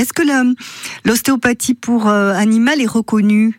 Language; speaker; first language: French; native; French